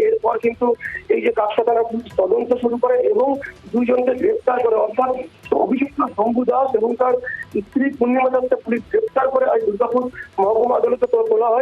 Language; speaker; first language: Bangla; native; Bangla